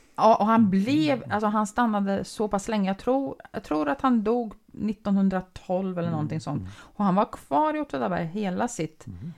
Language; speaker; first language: Swedish; native; Swedish